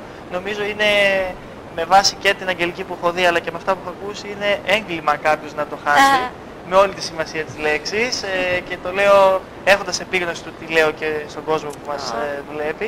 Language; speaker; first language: Greek; native; Greek